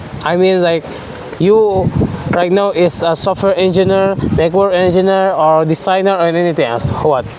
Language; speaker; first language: English; non-native, learner; Indonesian